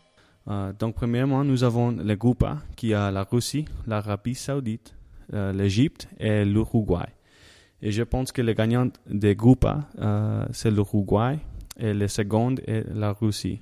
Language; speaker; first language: French; non-native, learner; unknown